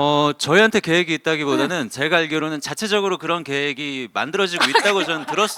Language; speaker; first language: Korean; native; Korean